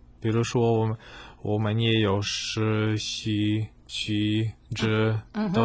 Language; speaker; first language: Chinese; non-native, fluent; Polish